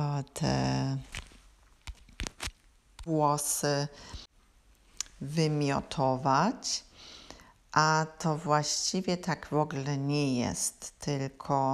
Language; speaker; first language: Polish; non-native, learner; German